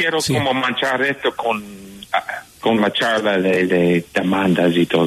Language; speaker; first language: Spanish; non-native, fluent; English